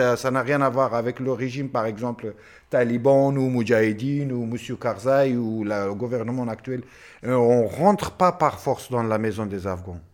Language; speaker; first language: French; non-native, fluent; Pashto